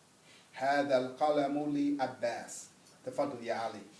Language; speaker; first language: Arabic; non-native, fluent; English